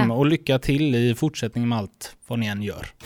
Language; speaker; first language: Swedish; native; Swedish